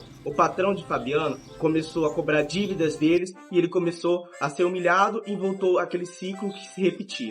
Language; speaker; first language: Portuguese; native; Portuguese